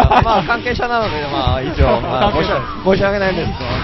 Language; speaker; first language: Japanese; non-native, fluent; Korean